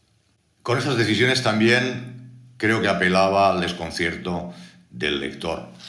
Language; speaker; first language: Spanish; native; Spanish